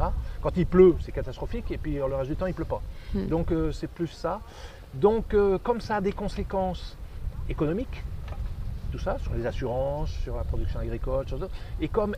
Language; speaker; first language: French; native; French